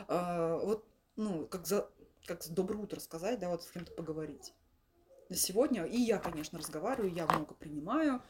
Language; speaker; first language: Russian; native; Russian